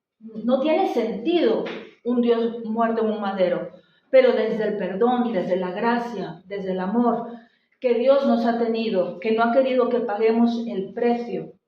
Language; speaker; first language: Spanish; native; Spanish